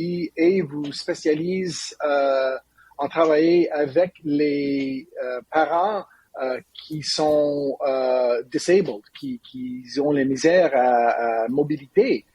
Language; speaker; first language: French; non-native, learner; English